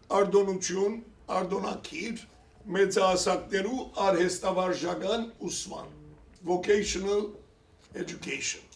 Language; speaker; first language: Armenian; early bilingual, heritage; Armenian